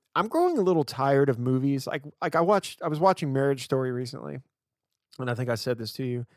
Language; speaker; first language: English; native; English